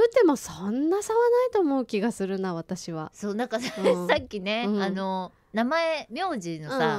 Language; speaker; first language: Japanese; native; Japanese